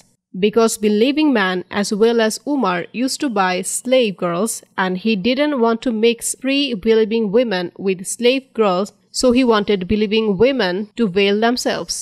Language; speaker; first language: English; non-native, fluent; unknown